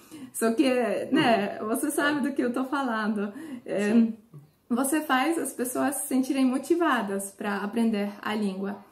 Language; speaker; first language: Portuguese; non-native, fluent; Polish